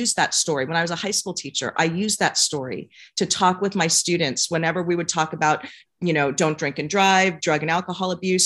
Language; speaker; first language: English; native; English